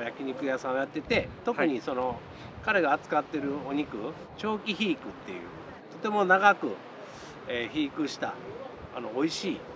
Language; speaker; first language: Japanese; native; Japanese